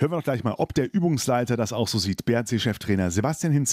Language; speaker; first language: German; native; German